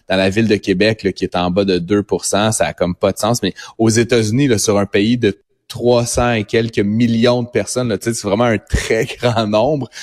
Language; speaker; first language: French; native; French